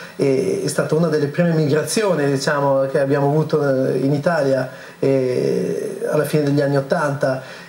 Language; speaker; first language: Italian; native; Italian